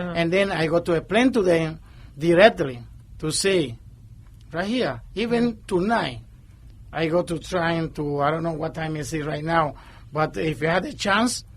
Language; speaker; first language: English; non-native, learner; Spanish